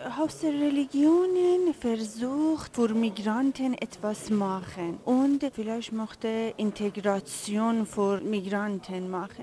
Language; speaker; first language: German; non-native, learner; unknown